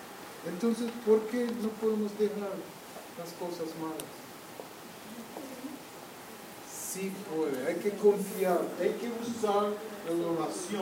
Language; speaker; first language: Spanish; non-native, fluent; English